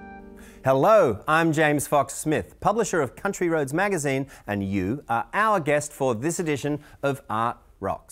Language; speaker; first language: English; native; English